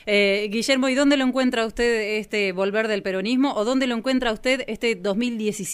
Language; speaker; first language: Spanish; native; Spanish